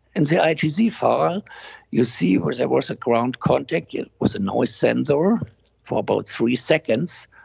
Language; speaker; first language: English; non-native, fluent; German